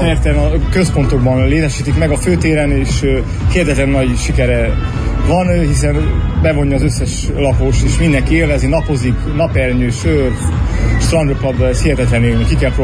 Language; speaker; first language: Hungarian; native; Hungarian